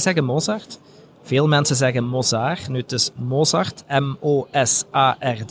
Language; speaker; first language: Dutch; native; Dutch